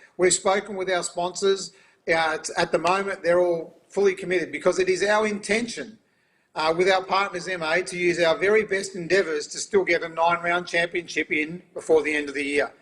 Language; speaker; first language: English; native; English